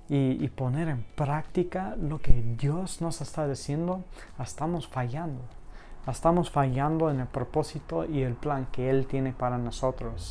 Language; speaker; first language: Spanish; non-native, fluent; English